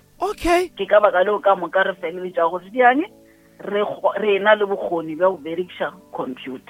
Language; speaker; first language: Northern Sotho; native; Northern Sotho